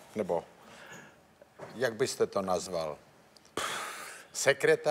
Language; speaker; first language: Czech; native; Czech